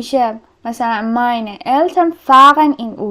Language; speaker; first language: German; non-native, fluent; Persian